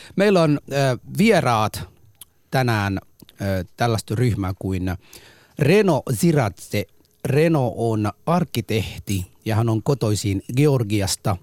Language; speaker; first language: Finnish; non-native, fluent; Somali